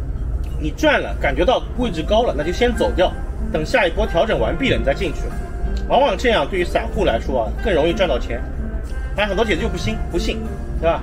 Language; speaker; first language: Chinese; native; Chinese